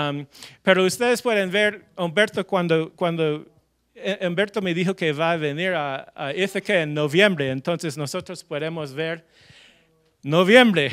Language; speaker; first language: Spanish; non-native, fluent; English